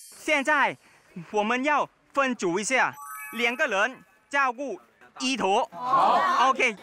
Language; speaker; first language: Chinese; non-native, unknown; Thai